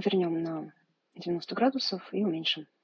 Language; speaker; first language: Russian; native; Russian